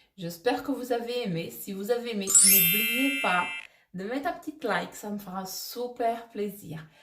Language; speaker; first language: French; non-native, fluent; Portuguese